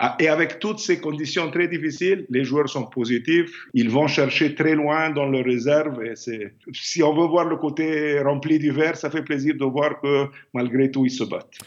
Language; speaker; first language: French; non-native, fluent; Arabic